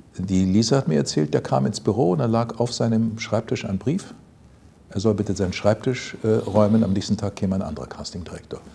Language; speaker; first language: German; native; German